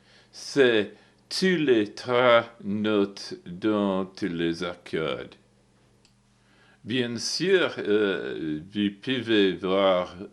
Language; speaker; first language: French; non-native, learner; English